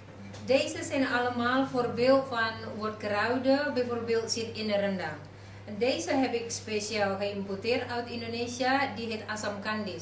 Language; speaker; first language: Dutch; non-native, learner; Indonesian